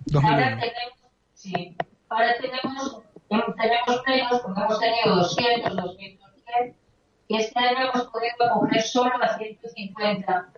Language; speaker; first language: Spanish; native; Spanish